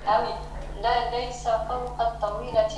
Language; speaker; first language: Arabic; non-native, learner; French